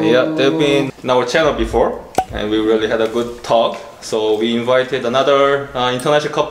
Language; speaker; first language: English; non-native, fluent; Korean